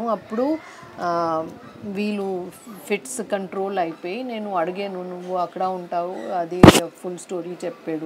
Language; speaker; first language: Telugu; non-native, learner; Hindi